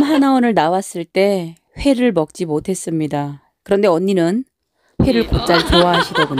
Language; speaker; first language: Korean; native; Korean